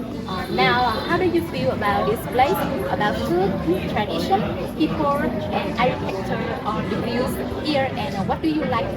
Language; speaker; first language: English; non-native, fluent; Vietnamese